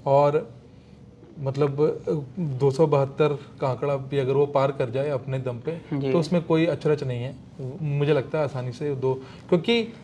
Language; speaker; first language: Hindi; native; Hindi